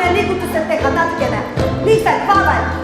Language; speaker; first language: Estonian; non-native, learner; Russian